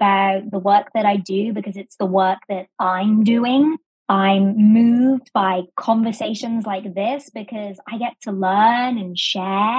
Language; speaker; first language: English; native; English